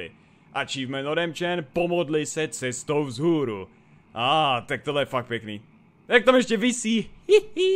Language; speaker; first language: Czech; native; Czech